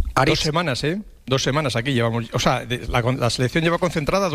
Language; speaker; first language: Spanish; native; Spanish